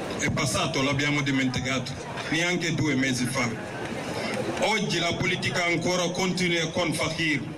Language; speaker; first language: Italian; non-native, fluent; Wolof